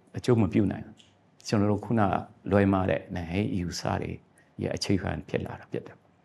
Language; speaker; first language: Burmese; non-native, local second language; Shan